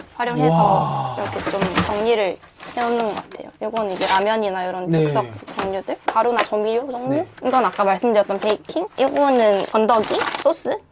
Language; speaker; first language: Korean; native; Korean